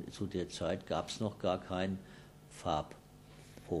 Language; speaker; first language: German; native; German